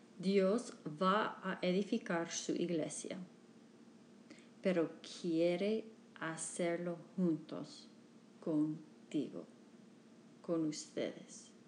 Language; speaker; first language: Spanish; non-native, learner; English